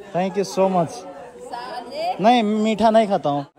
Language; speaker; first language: Hindi; non-native, local second language; Nepali